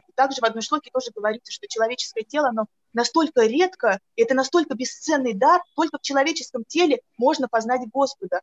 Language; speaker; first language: Russian; native; Russian